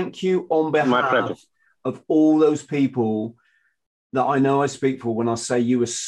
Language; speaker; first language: English; native; English